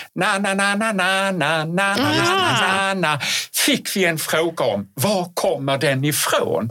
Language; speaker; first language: Swedish; native; Swedish